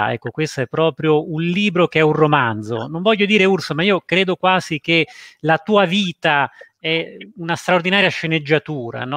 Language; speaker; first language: Italian; native; Italian